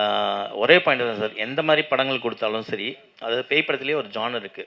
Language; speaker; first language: Tamil; native; Tamil